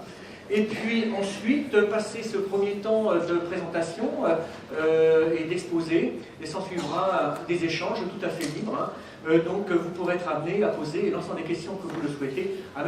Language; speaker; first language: French; native; French